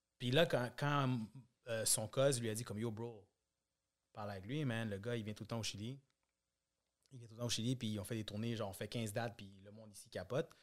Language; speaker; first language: French; early bilingual, other home language; Spanish